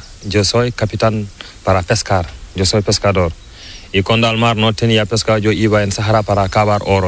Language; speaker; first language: Spanish; non-native, learner; Fula